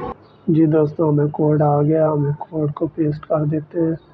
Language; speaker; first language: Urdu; non-native, local second language; Punjabi